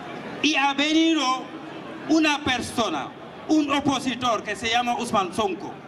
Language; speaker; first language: Spanish; non-native, fluent; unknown